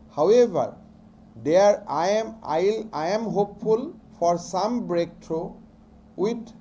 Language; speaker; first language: English; non-native, local second language; Assamese